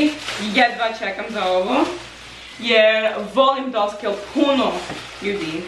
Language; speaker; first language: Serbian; non-native, learner; English